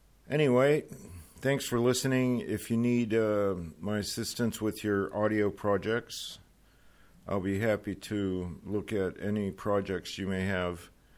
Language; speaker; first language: English; native; English